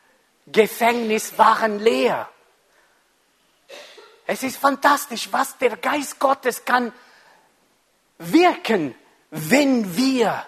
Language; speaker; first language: German; non-native, fluent; Italian